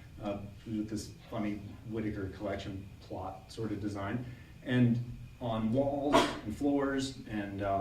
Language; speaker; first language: English; native; English